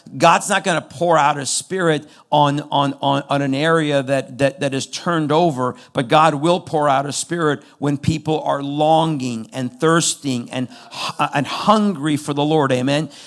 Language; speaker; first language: English; non-native, fluent; Persian